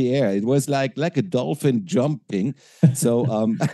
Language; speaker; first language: English; non-native, fluent; German